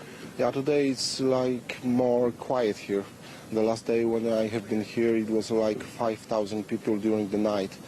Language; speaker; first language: English; non-native, fluent; Polish